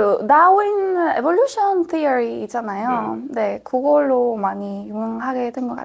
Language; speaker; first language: Korean; non-native, fluent; Spanish